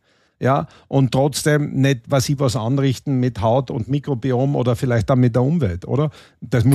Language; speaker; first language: German; native; German